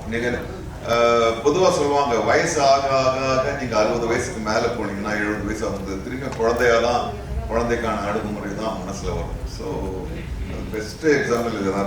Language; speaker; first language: Tamil; native; Tamil